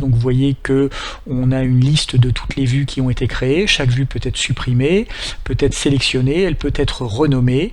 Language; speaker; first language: French; native; French